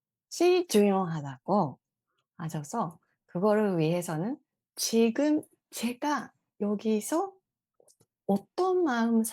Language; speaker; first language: Korean; non-native, fluent; Japanese